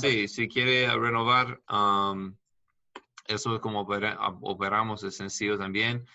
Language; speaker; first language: Spanish; non-native, learner; English